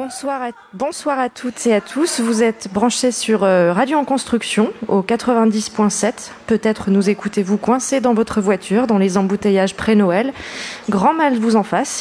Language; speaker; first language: French; native; French